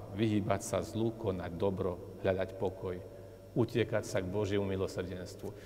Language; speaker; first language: Slovak; native; Slovak